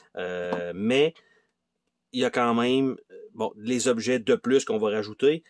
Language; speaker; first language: French; native; French